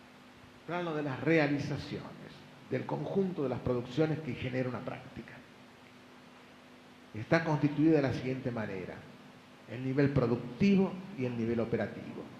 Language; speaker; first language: Spanish; native; Spanish